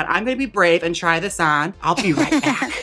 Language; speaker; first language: English; native; English